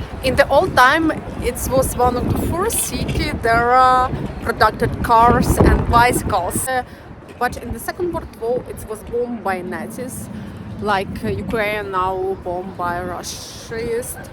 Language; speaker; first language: English; non-native, learner; Ukrainian